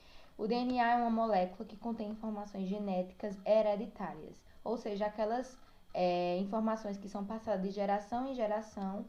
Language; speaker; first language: Portuguese; native; Portuguese